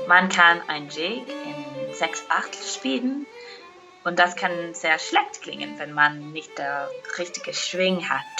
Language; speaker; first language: German; non-native, fluent; Irish